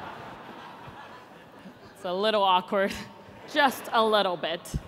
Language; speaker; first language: English; native; English